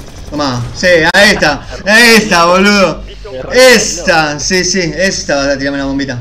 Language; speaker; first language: Spanish; native; Spanish